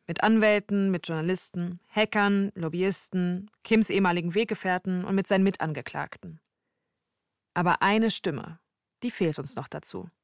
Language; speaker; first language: German; native; German